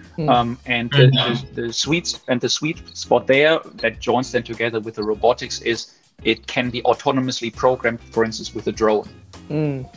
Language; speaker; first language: English; non-native, fluent; German